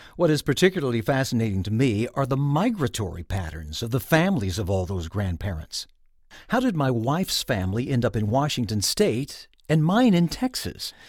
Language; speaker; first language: English; native; English